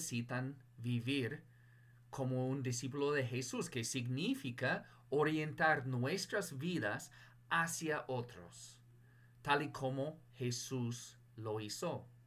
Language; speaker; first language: Spanish; non-native, fluent; English